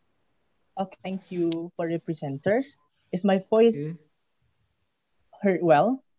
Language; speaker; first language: English; non-native, learner; Indonesian